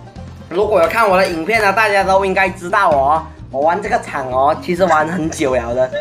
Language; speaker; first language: Chinese; native; Chinese